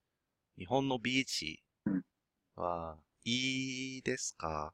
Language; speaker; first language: Japanese; non-native, learner; English